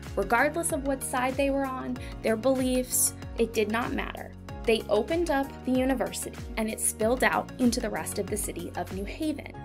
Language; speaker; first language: English; native; English